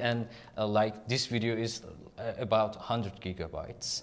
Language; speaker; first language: English; non-native, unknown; Turkish